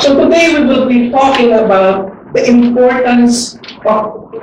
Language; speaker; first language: English; non-native, local second language; Filipino